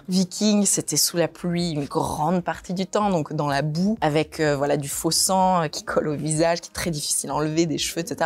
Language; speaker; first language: French; native; French